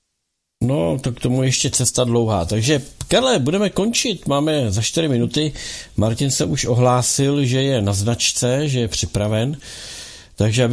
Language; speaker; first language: Czech; native; Czech